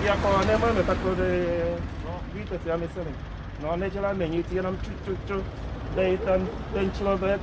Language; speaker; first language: Czech; non-native, learner; English